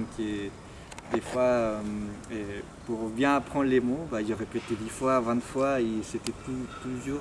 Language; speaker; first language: French; non-native, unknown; Spanish